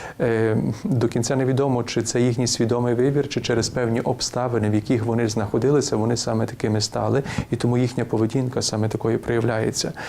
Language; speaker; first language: Ukrainian; native; Ukrainian